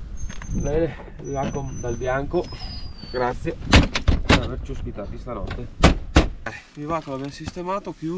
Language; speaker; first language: Italian; native; Italian